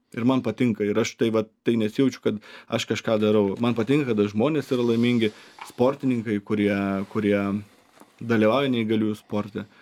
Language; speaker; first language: Lithuanian; native; Lithuanian